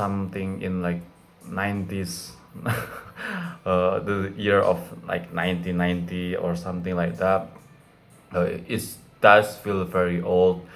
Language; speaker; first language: English; non-native, fluent; Indonesian